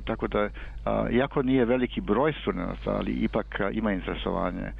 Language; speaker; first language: Serbian; early bilingual, heritage; Serbian